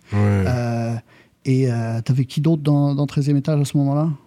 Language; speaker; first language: French; native; French